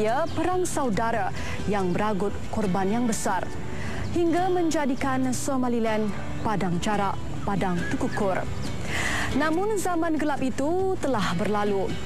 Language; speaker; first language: Malay; native; Malay